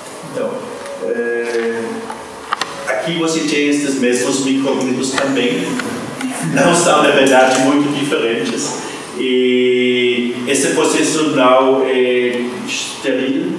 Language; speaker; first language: Portuguese; non-native, fluent; German